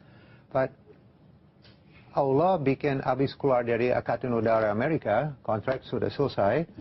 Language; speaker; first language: Indonesian; non-native, fluent; English